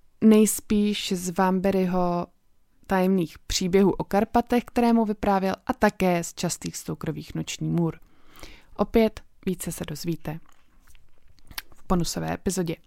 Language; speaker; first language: Czech; native; Czech